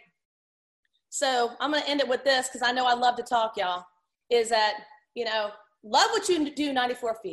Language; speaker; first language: English; native; English